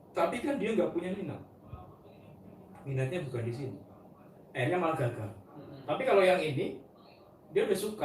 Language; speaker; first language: Indonesian; native; Indonesian